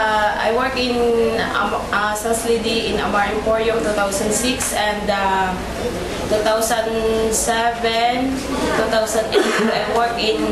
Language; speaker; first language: English; non-native, learner; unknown